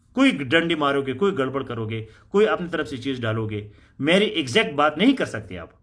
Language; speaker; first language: Urdu; non-native, local second language; Punjabi